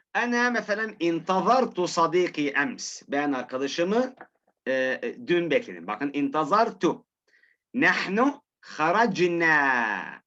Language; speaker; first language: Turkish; non-native, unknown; Arabic